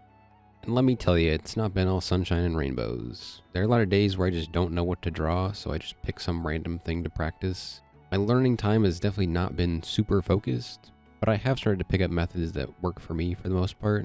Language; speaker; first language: English; native; English